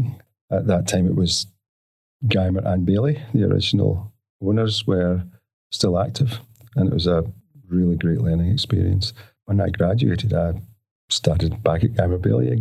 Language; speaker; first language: English; native; English